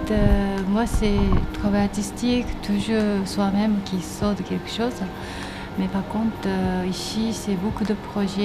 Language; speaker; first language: French; non-native, learner; Japanese